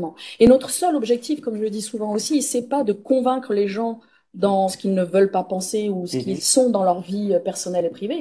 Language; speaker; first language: French; native; French